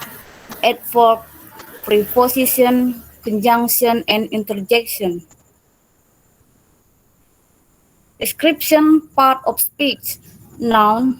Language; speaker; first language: English; non-native, learner; Indonesian